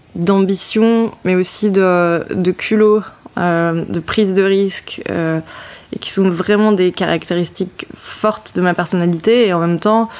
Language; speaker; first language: French; native; French